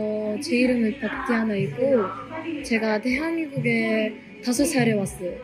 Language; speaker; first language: Korean; early bilingual, other home language; Russian